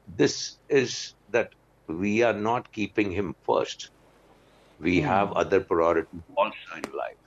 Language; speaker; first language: English; non-native, local second language; Urdu